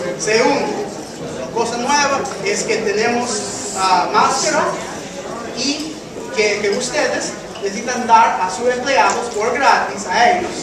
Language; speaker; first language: Spanish; early bilingual, heritage; English